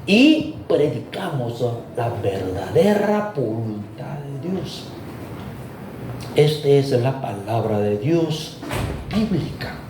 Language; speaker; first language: Spanish; non-native, fluent; Korean